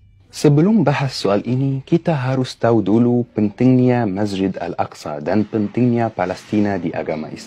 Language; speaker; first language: Indonesian; non-native, fluent; Arabic